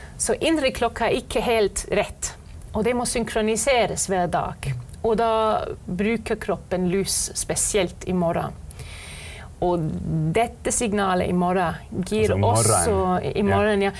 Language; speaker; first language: Norwegian; non-native, fluent; German